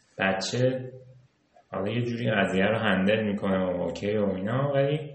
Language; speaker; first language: Persian; native; Persian